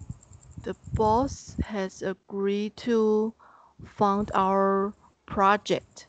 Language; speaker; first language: English; non-native, learner; Chinese